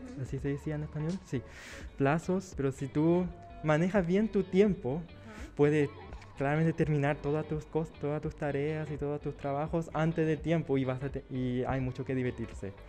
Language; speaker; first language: Spanish; early bilingual, other home language; Chinese